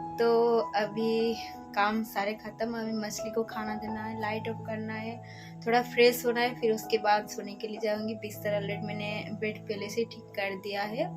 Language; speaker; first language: Hindi; non-native, local second language; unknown